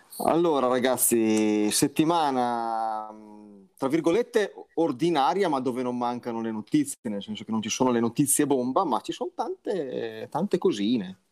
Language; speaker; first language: Italian; native; Italian